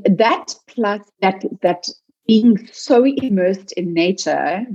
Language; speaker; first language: English; native; English